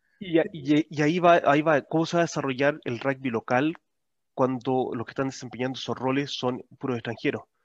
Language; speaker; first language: Spanish; native; Spanish